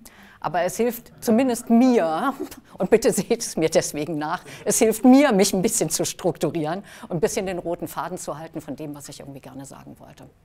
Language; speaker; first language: German; native; German